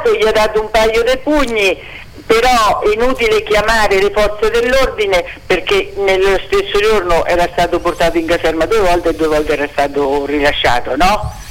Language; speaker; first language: Italian; native; Italian